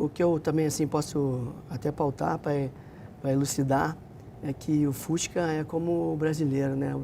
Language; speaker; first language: Portuguese; native; Portuguese